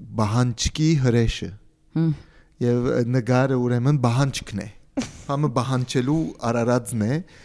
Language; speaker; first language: Armenian; early bilingual, heritage; Armenian